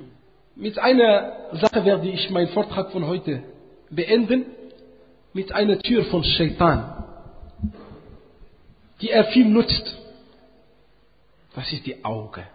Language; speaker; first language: German; non-native, fluent; Arabic